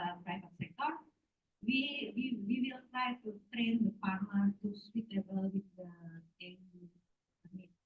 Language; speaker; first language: English; non-native, learner; Indonesian